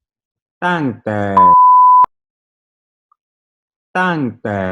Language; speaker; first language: Thai; non-native, fluent; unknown